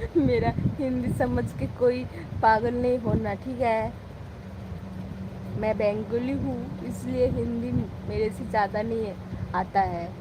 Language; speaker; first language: Hindi; non-native, local second language; Bangla